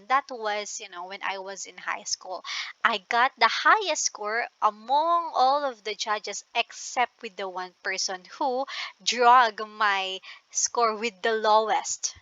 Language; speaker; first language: English; non-native, local second language; Filipino